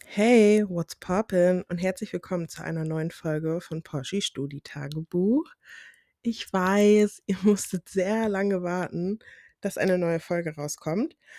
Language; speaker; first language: German; native; German